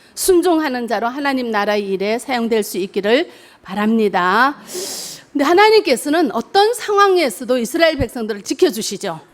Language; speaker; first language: Korean; native; Korean